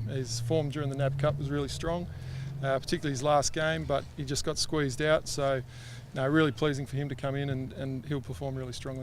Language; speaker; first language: English; native; English